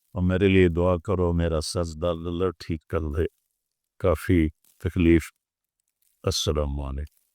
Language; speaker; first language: Urdu; non-native, local second language; Punjabi